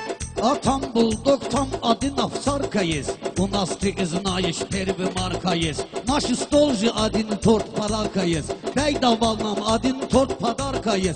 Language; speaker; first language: Russian; non-native, learner; Azerbaijani